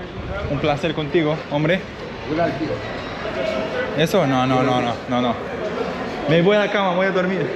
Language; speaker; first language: Spanish; non-native, learner; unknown